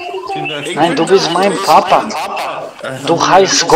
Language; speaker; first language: German; non-native, learner; Serbian